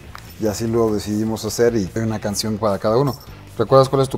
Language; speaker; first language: Spanish; native; Spanish